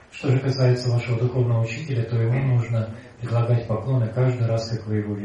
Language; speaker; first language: Russian; native; Russian